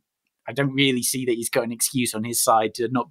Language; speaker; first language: English; native; English